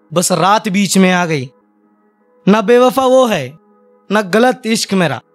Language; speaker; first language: Hindi; non-native, local second language; Marathi